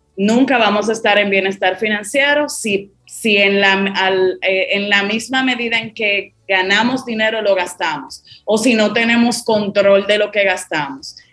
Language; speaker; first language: Spanish; native; Spanish